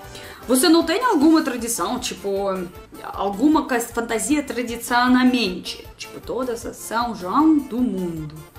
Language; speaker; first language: Portuguese; non-native, learner; Russian